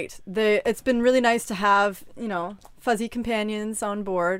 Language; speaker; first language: English; native; English